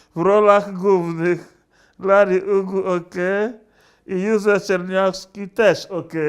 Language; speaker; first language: Polish; non-native, fluent; Igbo